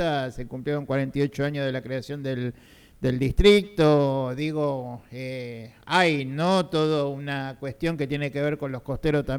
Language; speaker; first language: Spanish; native; Spanish